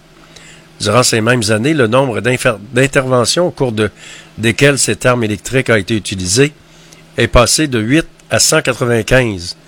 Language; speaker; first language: French; native; French